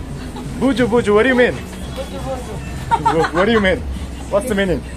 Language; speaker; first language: English; non-native, learner; Mongolian